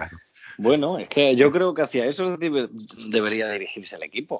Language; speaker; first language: Spanish; native; Spanish